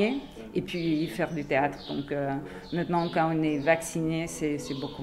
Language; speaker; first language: French; non-native, fluent; Spanish